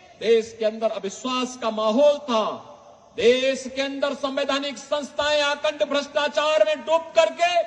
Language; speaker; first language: Hindi; native; Hindi